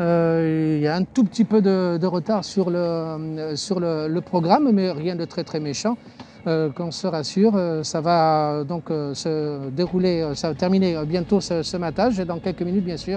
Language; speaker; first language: French; native; French